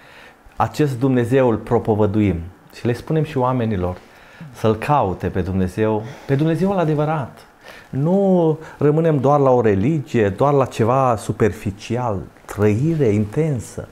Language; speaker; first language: Romanian; native; Romanian